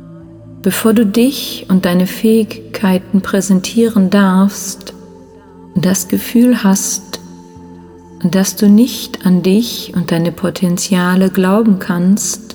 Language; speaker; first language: German; native; German